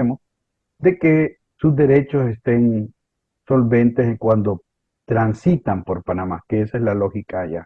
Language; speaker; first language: Spanish; native; Spanish